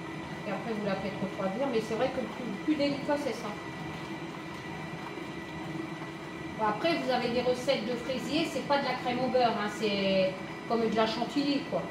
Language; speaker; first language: French; native; French